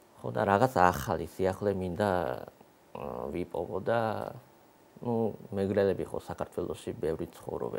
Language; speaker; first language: Georgian; non-native, fluent; Japanese